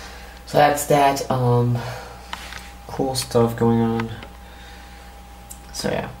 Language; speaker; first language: English; native; English